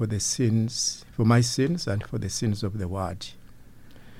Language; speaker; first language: English; non-native, local second language; Ganda